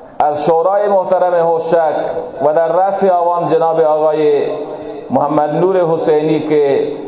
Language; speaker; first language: Persian; non-native, local second language; Baluchi